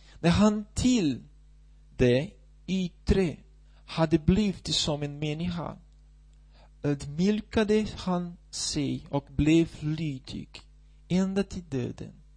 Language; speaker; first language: Swedish; non-native, fluent; Portuguese